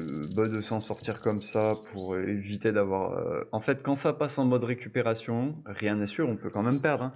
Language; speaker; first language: French; native; French